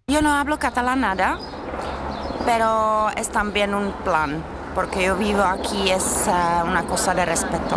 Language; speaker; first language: Spanish; non-native, learner; Czech